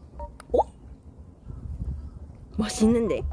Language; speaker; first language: Korean; non-native, learner; Cantonese